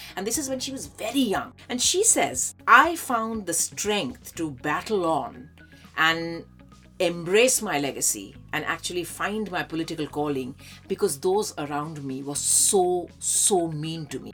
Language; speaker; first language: English; non-native, local second language; Hindi